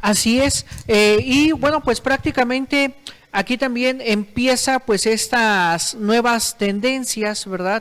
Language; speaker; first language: Spanish; native; Spanish